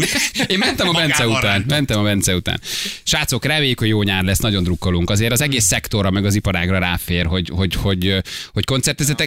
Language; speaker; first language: Hungarian; native; Hungarian